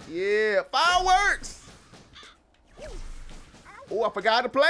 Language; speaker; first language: English; native; English